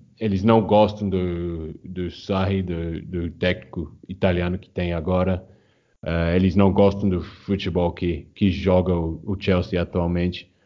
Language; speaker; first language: Portuguese; non-native, fluent; English